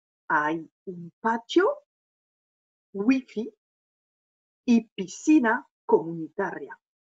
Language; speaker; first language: Spanish; non-native, fluent; French